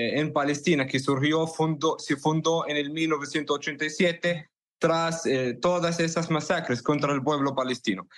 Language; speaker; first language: Spanish; non-native, fluent; Arabic